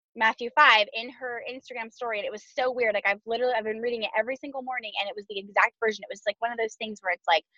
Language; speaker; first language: English; native; English